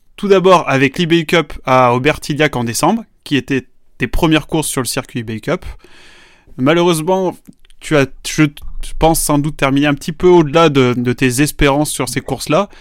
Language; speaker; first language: French; native; French